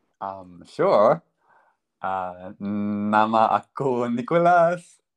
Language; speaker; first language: Indonesian; non-native, learner; German